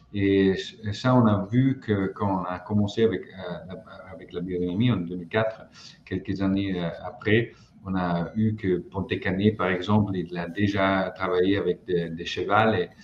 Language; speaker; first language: French; non-native, fluent; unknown